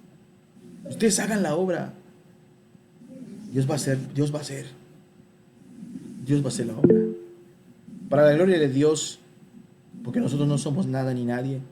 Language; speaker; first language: Spanish; native; Spanish